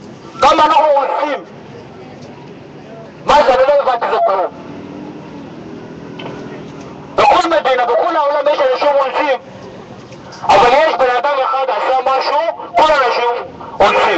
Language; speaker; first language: Hebrew; non-native, learner; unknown